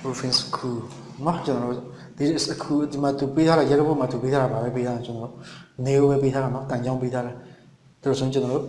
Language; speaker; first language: Burmese; native; Burmese